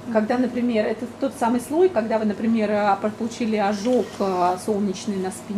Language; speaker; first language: Russian; native; Russian